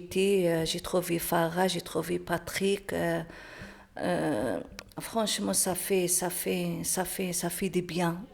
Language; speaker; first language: French; non-native, learner; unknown